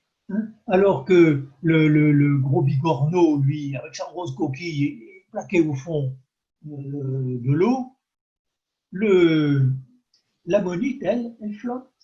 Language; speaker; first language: French; native; French